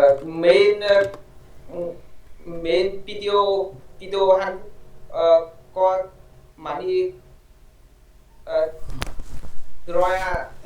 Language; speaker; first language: Korean; non-native, learner; Vietnamese